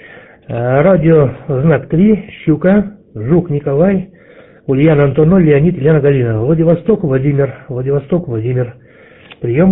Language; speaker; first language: Russian; native; Russian